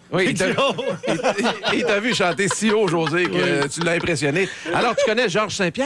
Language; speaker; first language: French; native; French